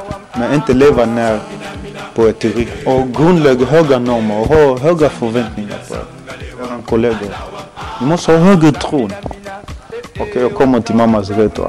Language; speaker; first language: Swedish; non-native, fluent; Lingala